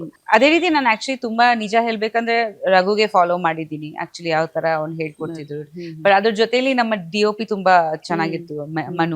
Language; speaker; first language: Kannada; non-native, local second language; Bangla